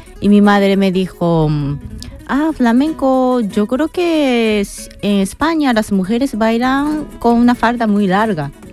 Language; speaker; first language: Spanish; non-native, fluent; Japanese